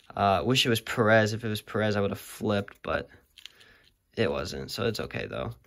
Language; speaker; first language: English; native; English